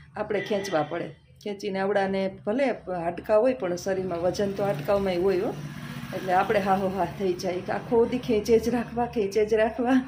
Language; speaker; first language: Gujarati; native; Gujarati